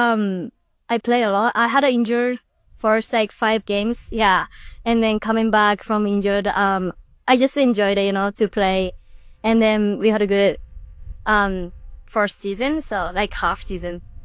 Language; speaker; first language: English; non-native, learner; Japanese